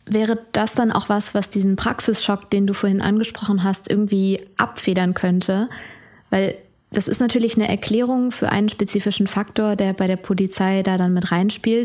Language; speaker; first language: German; native; German